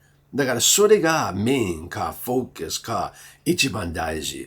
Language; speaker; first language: Japanese; non-native, learner; English